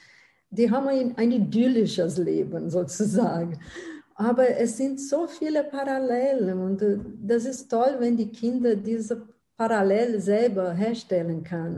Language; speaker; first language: German; non-native, fluent; Portuguese